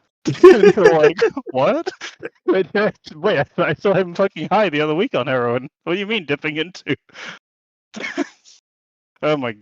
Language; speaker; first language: English; native; English